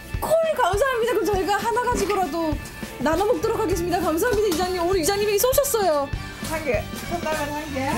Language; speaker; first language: Korean; native; Korean